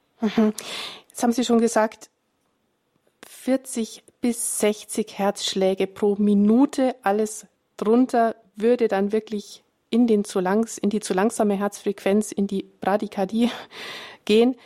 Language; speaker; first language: German; native; German